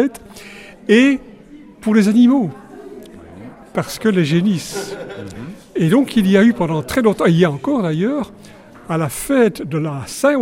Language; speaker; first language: French; native; French